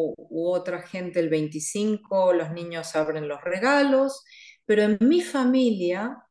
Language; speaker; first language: Spanish; native; Spanish